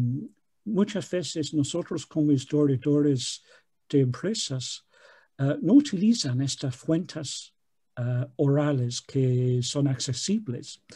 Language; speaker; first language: Spanish; non-native, fluent; English